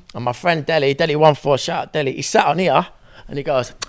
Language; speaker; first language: English; native; English